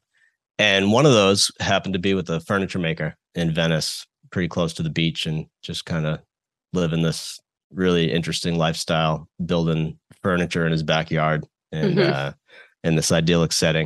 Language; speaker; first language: English; native; English